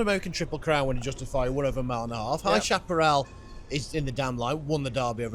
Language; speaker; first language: English; native; English